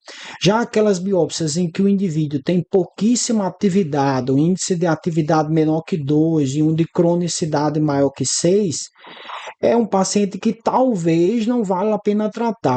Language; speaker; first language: Portuguese; native; Portuguese